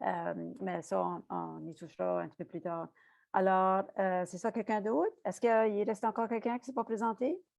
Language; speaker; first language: French; native; French